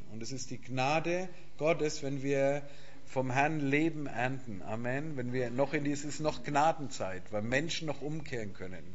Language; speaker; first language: German; native; German